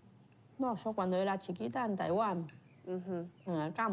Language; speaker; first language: Spanish; non-native, fluent; Chinese